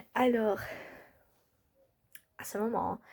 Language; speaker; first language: French; non-native, learner; English